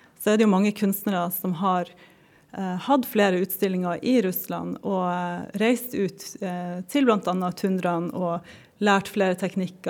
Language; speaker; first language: Norwegian; native; Norwegian